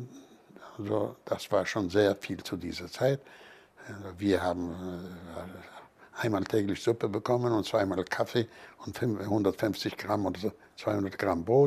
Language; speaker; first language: German; non-native, fluent; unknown